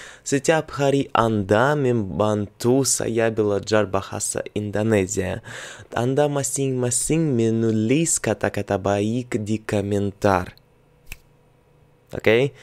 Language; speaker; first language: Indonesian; non-native, learner; Russian